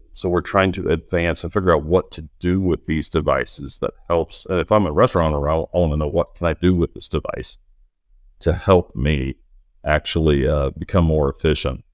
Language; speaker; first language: English; native; English